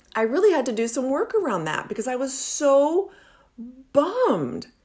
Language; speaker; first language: English; native; English